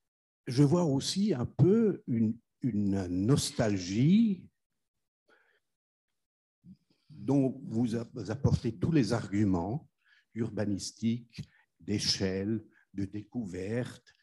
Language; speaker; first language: French; non-native, fluent; German